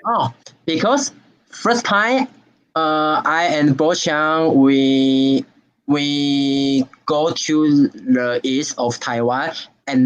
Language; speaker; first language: English; non-native, learner; Chinese